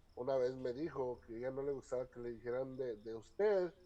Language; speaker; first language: Spanish; early bilingual, heritage; Spanish